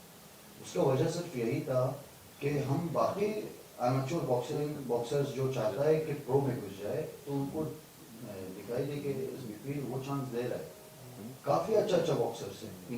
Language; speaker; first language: Hindi; non-native, fluent; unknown